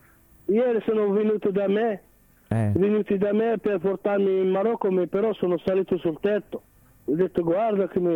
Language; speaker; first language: Italian; non-native, learner; Arabic